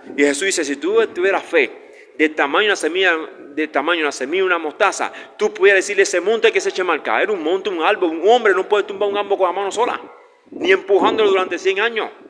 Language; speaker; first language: Spanish; native; Spanish